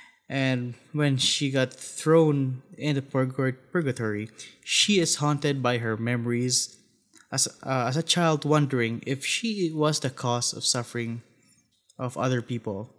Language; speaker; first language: English; non-native, fluent; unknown